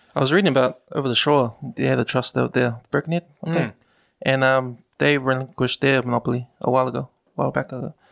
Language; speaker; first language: English; native; English